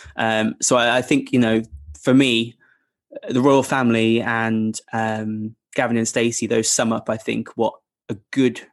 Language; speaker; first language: English; native; English